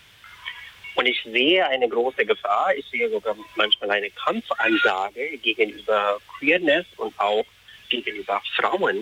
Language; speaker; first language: German; non-native, fluent; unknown